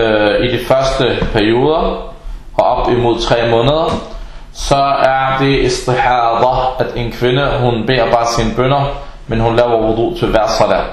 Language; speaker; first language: Danish; early bilingual, other home language; Arabic